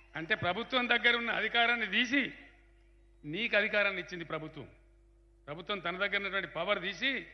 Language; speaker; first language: Telugu; native; Telugu